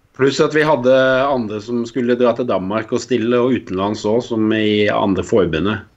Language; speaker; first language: Norwegian; native; Norwegian